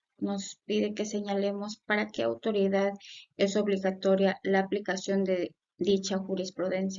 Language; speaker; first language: Spanish; native; Spanish